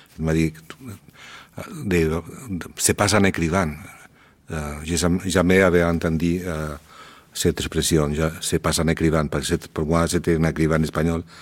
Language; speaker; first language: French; non-native, learner; Spanish